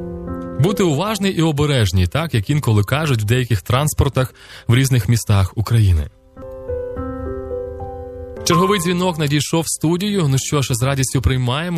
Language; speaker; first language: Ukrainian; native; Ukrainian